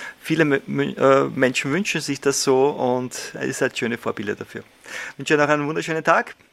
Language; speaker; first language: German; native; German